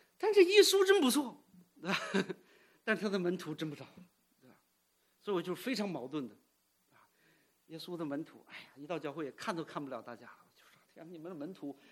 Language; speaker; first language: Chinese; early bilingual, heritage; Cantonese